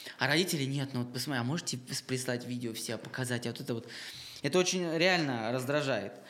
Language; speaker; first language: Russian; native; Russian